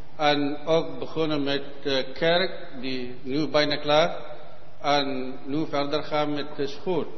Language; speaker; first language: Dutch; non-native, learner; Arabic